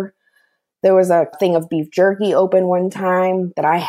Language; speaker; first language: English; native; English